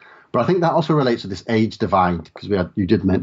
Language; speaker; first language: English; native; English